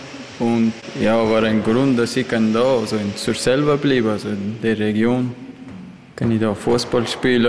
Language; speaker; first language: German; non-native, learner; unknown